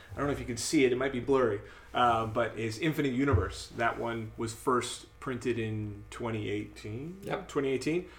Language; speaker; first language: English; native; English